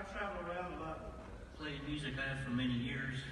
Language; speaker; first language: English; native; English